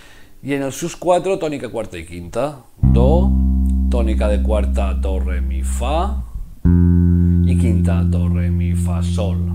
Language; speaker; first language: Spanish; native; Spanish